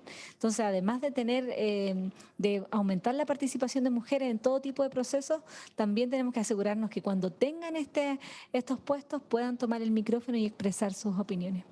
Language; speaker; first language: Spanish; native; Spanish